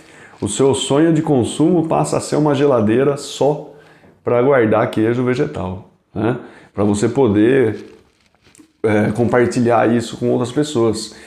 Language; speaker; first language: Portuguese; native; Portuguese